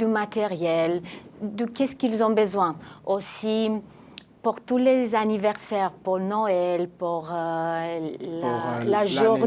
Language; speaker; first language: French; non-native, fluent; Romanian